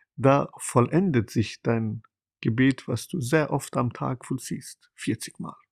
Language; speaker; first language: German; non-native, fluent; Persian